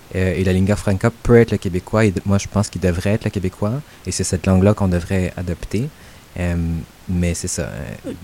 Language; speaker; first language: French; native; French